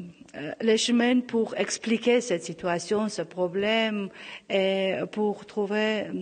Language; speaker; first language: French; non-native, local second language; Armenian